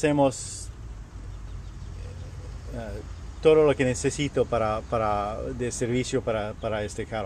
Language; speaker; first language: Spanish; non-native, learner; French